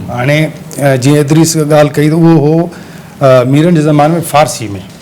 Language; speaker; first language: Sindhi; native; Sindhi